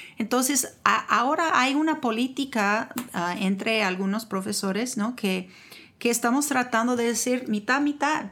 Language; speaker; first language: Spanish; non-native, fluent; English